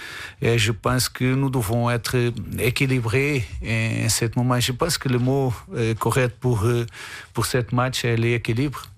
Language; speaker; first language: French; non-native, fluent; Portuguese